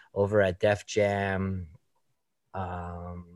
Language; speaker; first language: English; early bilingual, other home language; Filipino